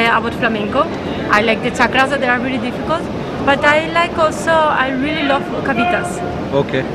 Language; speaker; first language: English; non-native, learner; Spanish